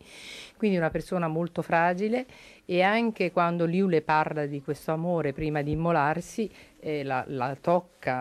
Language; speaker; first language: Italian; native; Italian